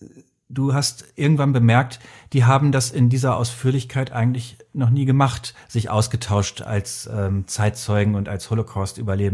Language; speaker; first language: German; native; German